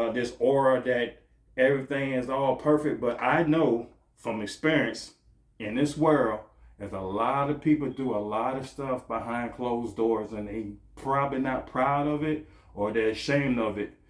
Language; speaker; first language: English; native; English